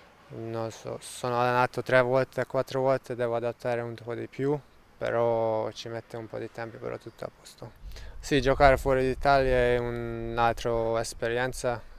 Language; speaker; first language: Italian; non-native, learner; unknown